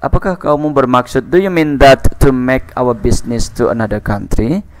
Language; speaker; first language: English; non-native, fluent; Indonesian